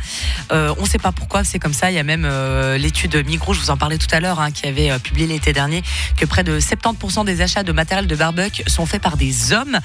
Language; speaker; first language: French; native; French